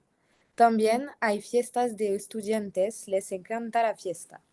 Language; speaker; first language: Spanish; non-native, learner; French